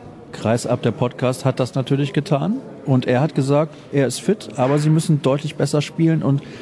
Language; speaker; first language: German; native; German